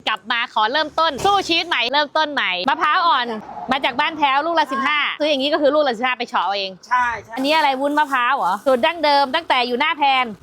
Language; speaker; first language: Thai; native; Thai